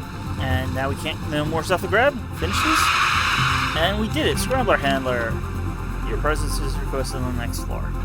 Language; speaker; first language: English; native; English